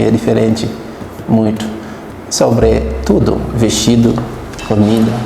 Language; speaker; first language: Portuguese; non-native, fluent; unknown